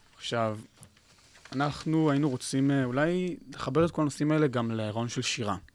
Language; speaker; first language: Hebrew; native; Hebrew